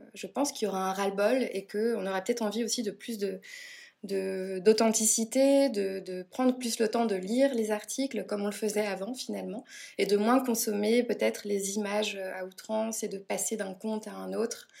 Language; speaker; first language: French; native; French